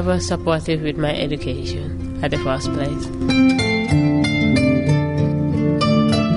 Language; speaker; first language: English; non-native, local second language; Mandingo